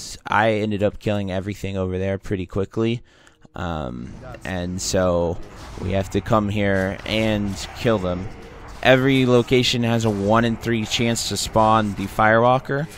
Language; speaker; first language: English; native; English